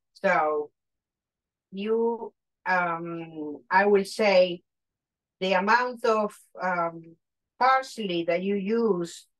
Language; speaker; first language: English; non-native, fluent; Spanish